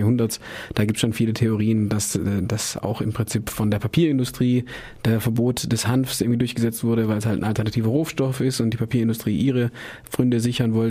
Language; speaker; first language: German; native; German